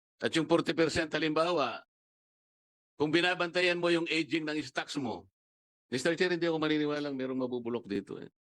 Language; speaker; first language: Filipino; non-native, local second language; Pampanga